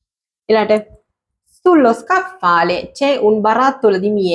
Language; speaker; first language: Italian; non-native, fluent; Sinhala